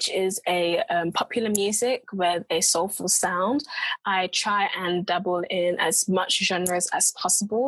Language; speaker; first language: English; native; English